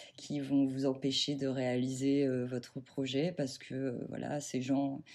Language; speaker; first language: French; native; French